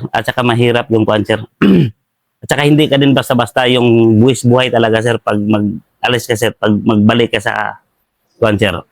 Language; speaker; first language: Filipino; non-native, local second language; Cebuano